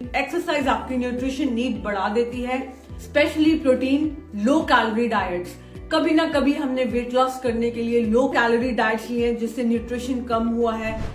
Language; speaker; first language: Hindi; native; Hindi